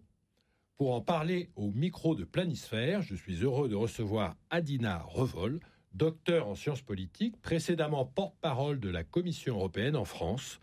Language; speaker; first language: French; native; French